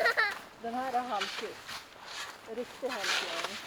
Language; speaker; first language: Swedish; non-native, learner; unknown